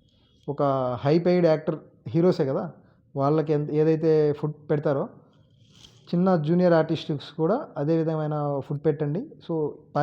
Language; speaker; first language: Telugu; native; Telugu